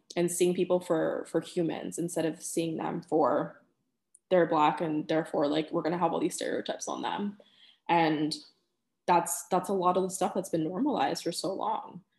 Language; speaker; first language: English; early bilingual, other home language; Spanish